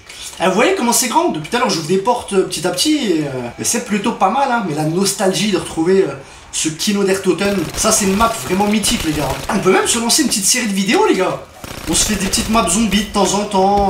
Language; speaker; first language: French; native; French